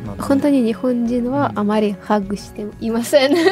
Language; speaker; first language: Japanese; non-native, fluent; Ukrainian